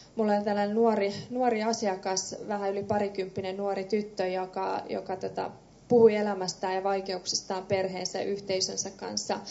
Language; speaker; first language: Finnish; early bilingual, other home language; Persian